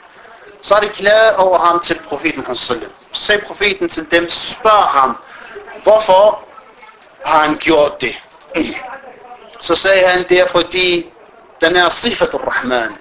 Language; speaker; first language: Danish; early bilingual, other home language; Arabic